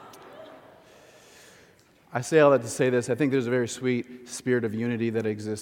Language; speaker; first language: English; native; English